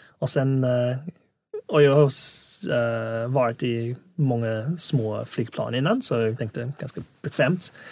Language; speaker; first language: Swedish; non-native, fluent; English